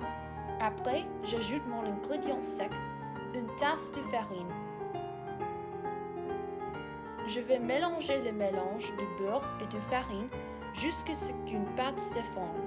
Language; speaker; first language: French; non-native, learner; English